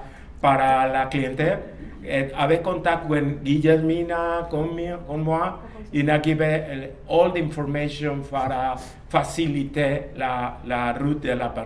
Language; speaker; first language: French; non-native, learner; Spanish